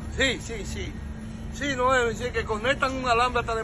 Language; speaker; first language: Spanish; native; Spanish